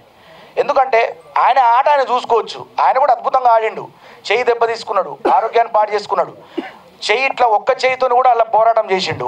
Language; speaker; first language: Telugu; native; Telugu